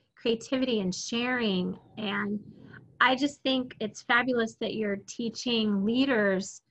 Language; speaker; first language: English; native; English